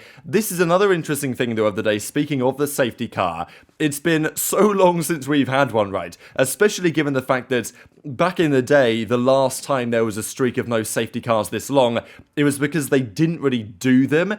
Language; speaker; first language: English; native; English